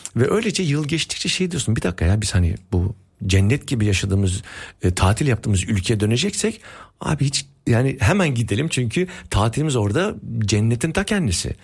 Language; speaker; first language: Turkish; early bilingual, heritage; Turkish